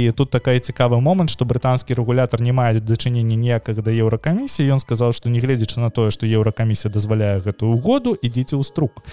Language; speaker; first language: Belarusian; non-native, local second language; Russian